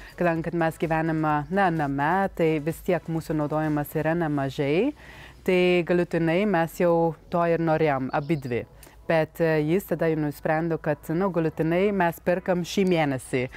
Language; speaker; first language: Lithuanian; non-native, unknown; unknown